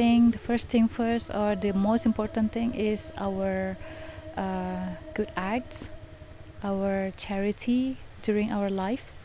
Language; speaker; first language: English; non-native, fluent; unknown